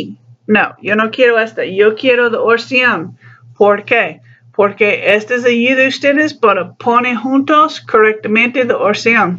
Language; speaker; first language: Spanish; non-native, learner; English